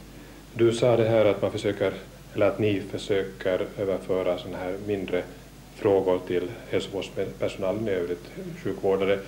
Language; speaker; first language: Swedish; native; Swedish